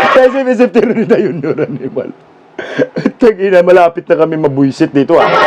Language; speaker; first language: Filipino; non-native, local second language; Cebuano